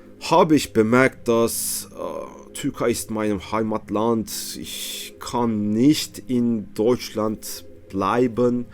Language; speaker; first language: German; non-native, learner; Turkish